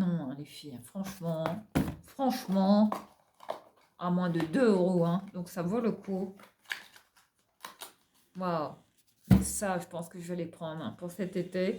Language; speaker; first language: French; native; French